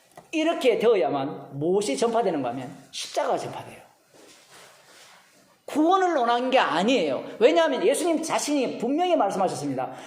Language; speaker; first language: Korean; native; Korean